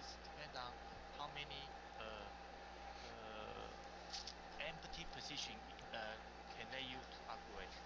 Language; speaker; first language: English; non-native, learner; Chinese